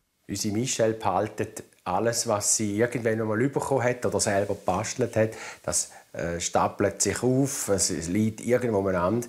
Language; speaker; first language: German; native; German